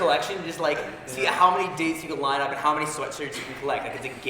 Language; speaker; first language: English; native; English